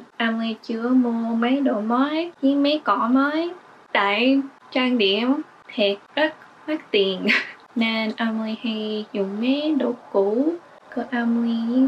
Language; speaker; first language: Vietnamese; early bilingual, heritage; English